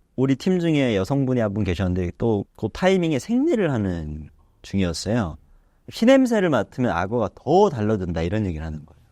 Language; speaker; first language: Korean; native; Korean